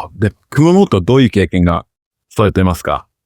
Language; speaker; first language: Japanese; non-native, learner; English